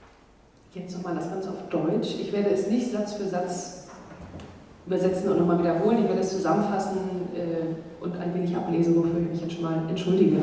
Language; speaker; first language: German; native; German